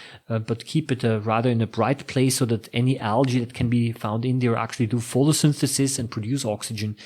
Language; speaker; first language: English; non-native, fluent; German